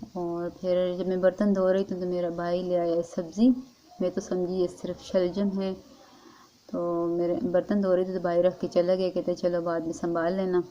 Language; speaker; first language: Urdu; non-native, local second language; Northern Hindko